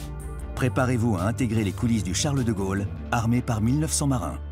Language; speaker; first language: French; native; French